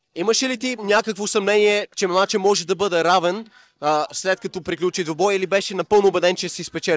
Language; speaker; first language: Bulgarian; native; Bulgarian